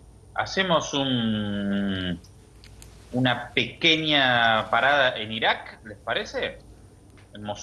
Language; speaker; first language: Spanish; native; Spanish